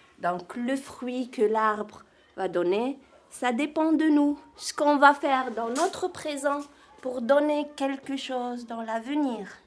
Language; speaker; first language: French; non-native, local second language; Kabyle